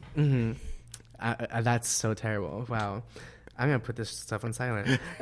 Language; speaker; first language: English; non-native, fluent; Spanish